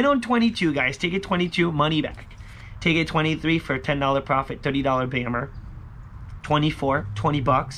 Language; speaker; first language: English; native; English